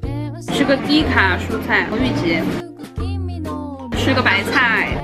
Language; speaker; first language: Chinese; native; Chinese